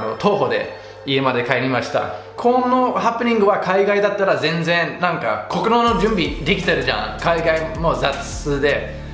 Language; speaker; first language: Japanese; non-native, fluent; English